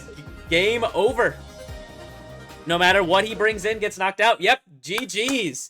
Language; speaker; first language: English; native; English